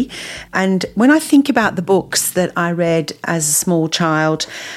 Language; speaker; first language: English; native; English